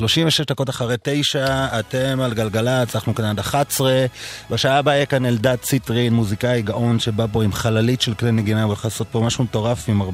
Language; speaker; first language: Hebrew; native; Hebrew